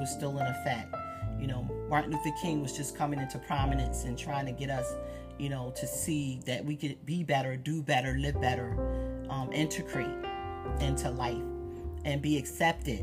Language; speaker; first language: English; native; English